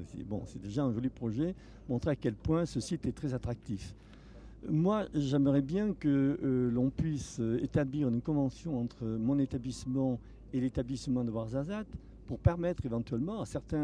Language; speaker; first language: French; native; French